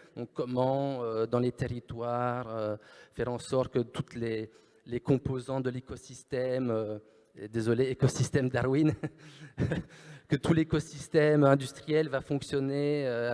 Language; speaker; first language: French; native; French